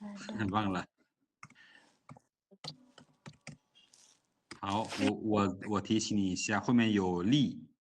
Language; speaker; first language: Chinese; non-native, fluent; Lao